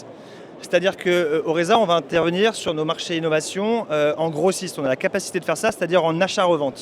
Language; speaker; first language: French; native; French